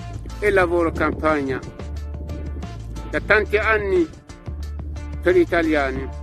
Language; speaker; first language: Italian; non-native, learner; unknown